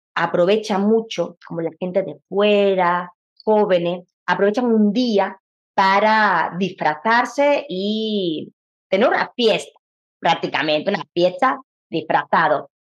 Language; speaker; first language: Spanish; native; Spanish